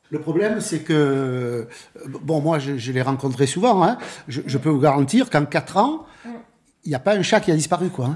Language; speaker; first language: French; native; French